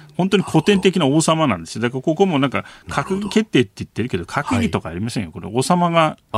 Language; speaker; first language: Japanese; non-native, fluent; Turkish